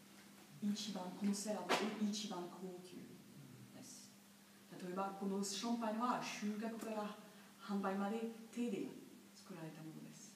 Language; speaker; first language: Japanese; non-native, learner; French